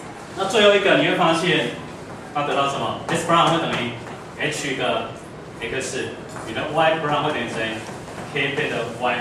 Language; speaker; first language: Chinese; native; Chinese